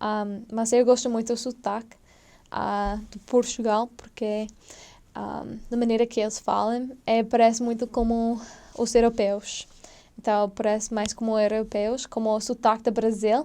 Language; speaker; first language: Portuguese; non-native, fluent; English